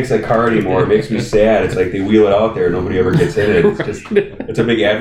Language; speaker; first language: English; native; English